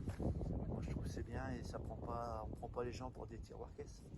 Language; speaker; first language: French; native; French